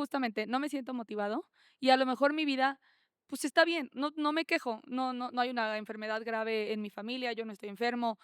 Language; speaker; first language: Spanish; native; Spanish